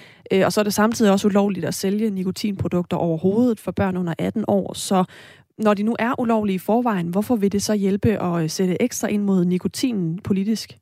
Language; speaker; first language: Danish; native; Danish